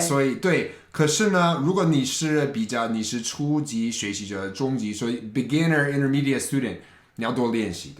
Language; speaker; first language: Chinese; non-native, fluent; English